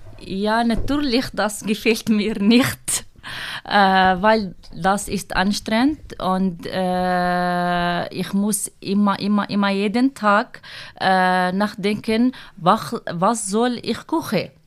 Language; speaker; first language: German; non-native, learner; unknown